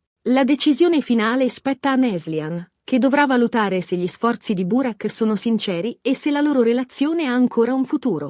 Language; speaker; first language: Italian; native; Italian